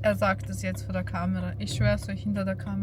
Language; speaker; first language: German; early bilingual, other home language; Bosnian